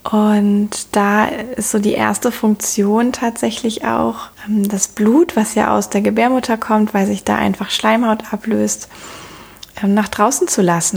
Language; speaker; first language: German; native; German